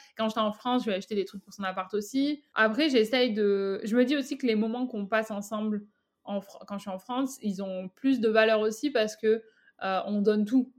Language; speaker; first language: French; native; French